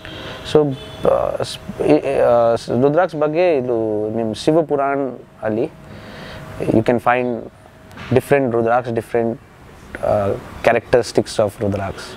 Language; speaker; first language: Kannada; non-native, learner; Nepali